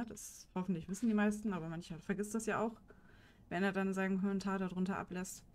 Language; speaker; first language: German; native; German